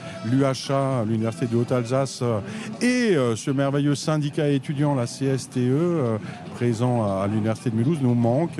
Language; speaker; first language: French; native; French